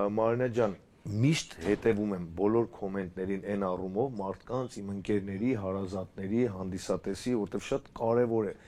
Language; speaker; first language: Armenian; native; Armenian